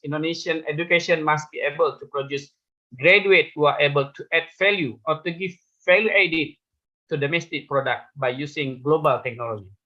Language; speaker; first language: English; non-native, fluent; Indonesian